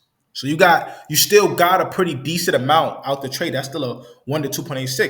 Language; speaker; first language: English; native; English